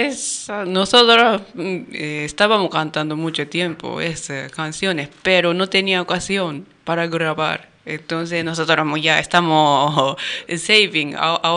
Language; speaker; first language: Spanish; non-native, learner; Japanese